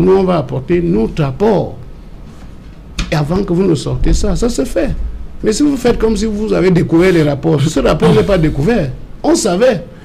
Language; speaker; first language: French; non-native, local second language; English